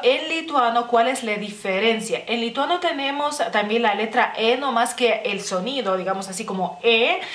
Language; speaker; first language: Spanish; non-native, fluent; Lithuanian